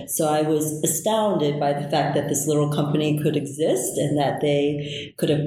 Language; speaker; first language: English; early bilingual, other home language; Korean